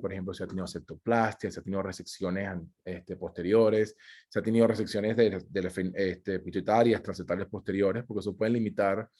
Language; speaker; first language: Spanish; native; Spanish